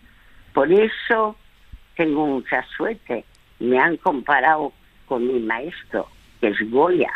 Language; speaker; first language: Spanish; early bilingual, other home language; French